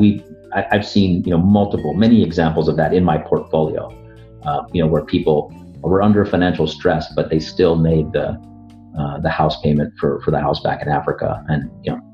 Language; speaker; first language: English; native; English